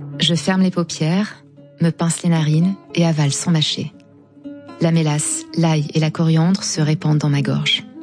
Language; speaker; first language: French; non-native, local second language; Arabic